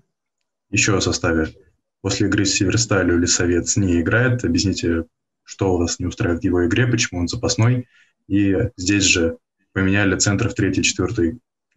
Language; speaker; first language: Russian; native; Russian